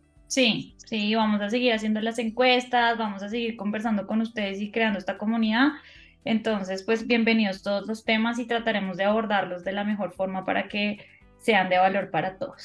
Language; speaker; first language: Spanish; native; Spanish